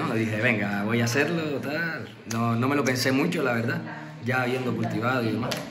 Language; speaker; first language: Spanish; native; Spanish